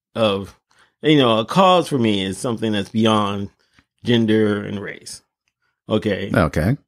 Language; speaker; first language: English; native; English